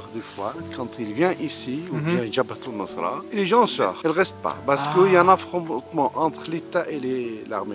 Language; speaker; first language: French; non-native, fluent; Arabic